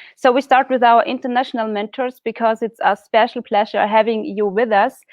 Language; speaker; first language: English; non-native, fluent; German